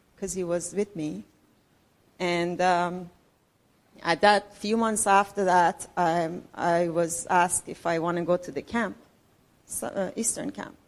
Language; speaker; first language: English; non-native, fluent; Persian